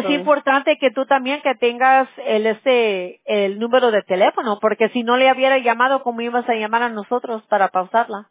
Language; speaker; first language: Spanish; early bilingual, heritage; Spanish